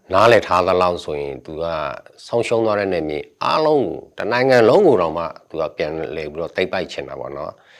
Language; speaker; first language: Burmese; non-native, local second language; S'gaw Karen